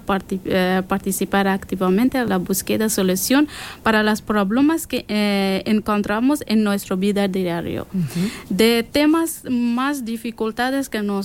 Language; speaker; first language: Spanish; non-native, learner; Persian